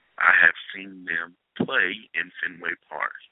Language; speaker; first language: English; native; English